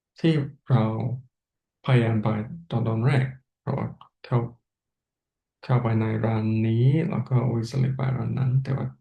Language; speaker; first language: Thai; non-native, learner; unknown